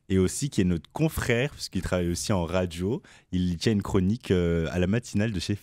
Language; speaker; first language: French; native; French